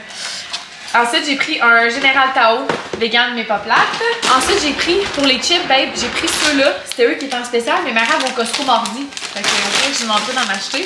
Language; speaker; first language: French; native; French